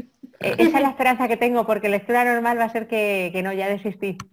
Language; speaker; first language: Spanish; native; Spanish